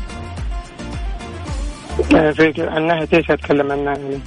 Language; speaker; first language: Arabic; native; Arabic